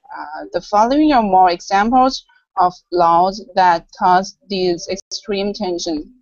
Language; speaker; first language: English; non-native, learner; Thai